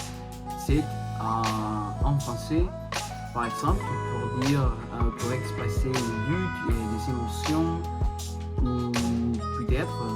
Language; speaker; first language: French; non-native, learner; Spanish